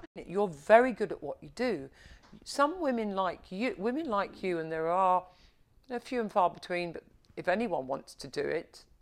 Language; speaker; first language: English; native; English